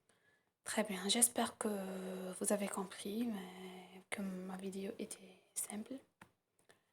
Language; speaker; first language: French; non-native, local second language; Arabic